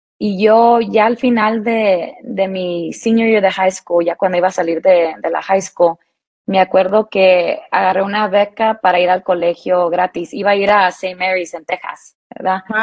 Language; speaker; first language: Spanish; early bilingual, heritage; Spanish